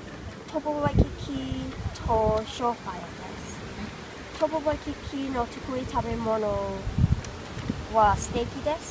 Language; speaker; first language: Japanese; non-native, learner; English